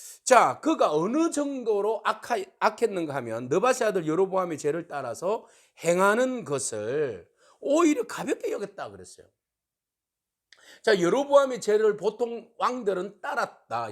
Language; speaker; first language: Korean; native; Korean